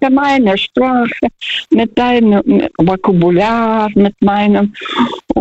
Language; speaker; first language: German; non-native, fluent; Russian